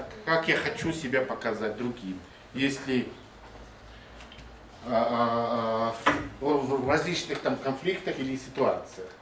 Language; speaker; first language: Russian; non-native, fluent; Mongolian